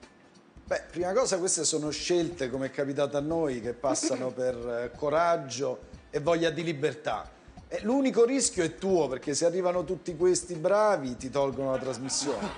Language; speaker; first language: Italian; native; Italian